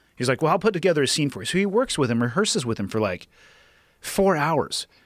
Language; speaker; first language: English; native; English